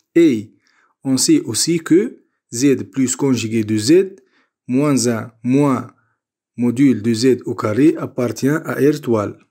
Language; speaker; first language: French; non-native, local second language; Arabic